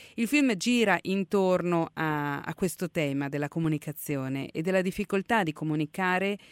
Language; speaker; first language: Italian; native; Italian